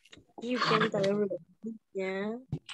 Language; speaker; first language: Chinese; non-native, learner; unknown